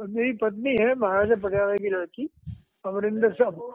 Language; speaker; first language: Hindi; native; Hindi